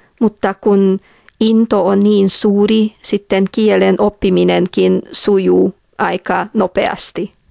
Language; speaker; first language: Finnish; non-native, fluent; Hungarian